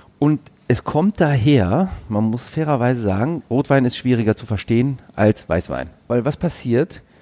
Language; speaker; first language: German; early bilingual, other home language; Greek